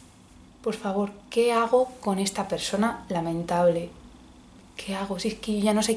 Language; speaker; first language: Spanish; native; Spanish